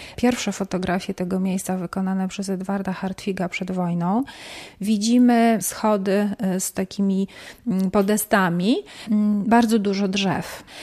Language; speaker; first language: Polish; native; Polish